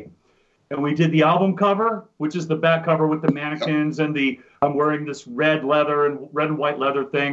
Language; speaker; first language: English; native; English